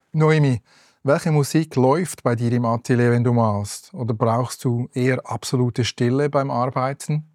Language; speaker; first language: German; native; German